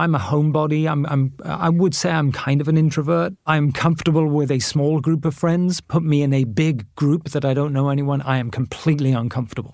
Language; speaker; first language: English; native; English